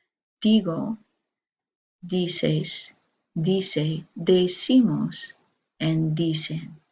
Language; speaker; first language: Spanish; non-native, fluent; English